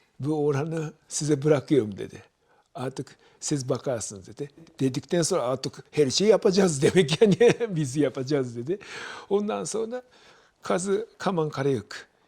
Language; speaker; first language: Turkish; non-native, fluent; Japanese